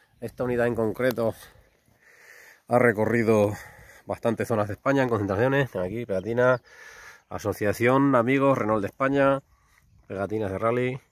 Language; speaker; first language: Spanish; native; Spanish